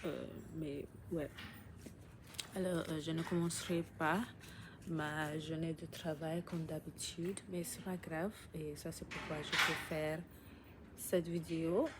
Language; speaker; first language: French; non-native, learner; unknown